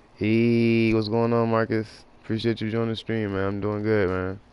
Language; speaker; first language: English; native; English